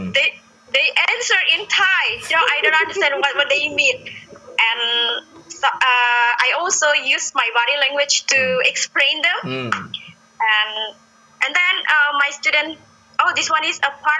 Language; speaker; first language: English; non-native, learner; Indonesian